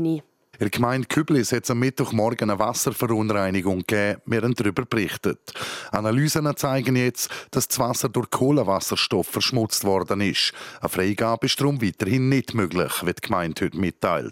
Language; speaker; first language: German; native; German